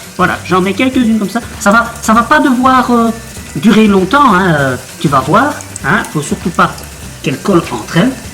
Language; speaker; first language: French; native; French